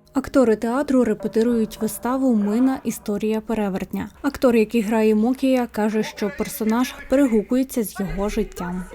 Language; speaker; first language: Ukrainian; native; Ukrainian